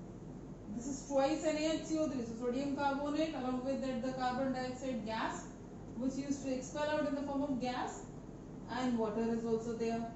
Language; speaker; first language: English; non-native, local second language; Hindi